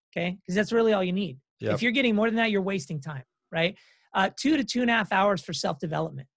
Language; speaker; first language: English; native; English